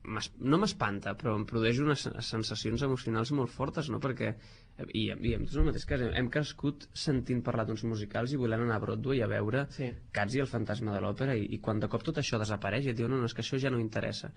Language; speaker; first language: Catalan; native; Catalan